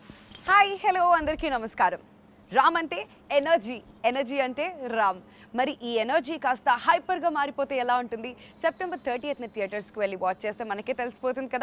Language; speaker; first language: Telugu; native; Telugu